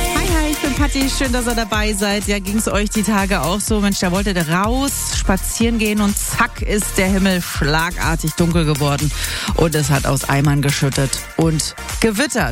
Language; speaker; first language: German; native; German